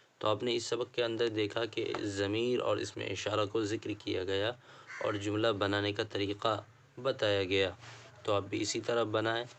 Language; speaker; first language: Urdu; native; Urdu